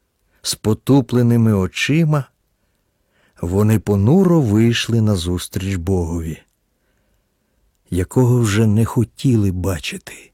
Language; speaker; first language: Ukrainian; native; Ukrainian